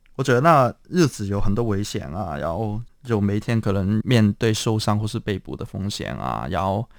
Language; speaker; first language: Chinese; non-native, local second language; Cantonese